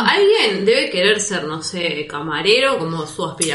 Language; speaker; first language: Spanish; native; Spanish